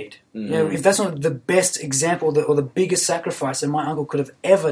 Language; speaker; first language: English; native; English